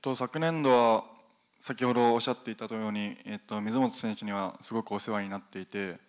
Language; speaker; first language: Japanese; native; Japanese